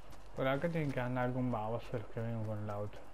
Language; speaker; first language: Spanish; native; Spanish